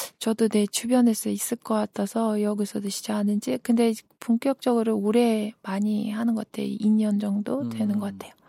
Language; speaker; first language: Korean; non-native, fluent; Kyrgyz